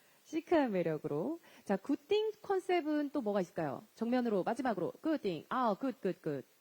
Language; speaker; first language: Korean; native; Korean